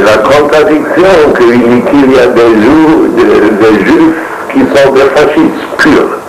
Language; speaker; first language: French; non-native, learner; German